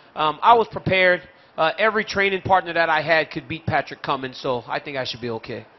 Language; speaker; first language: English; native; English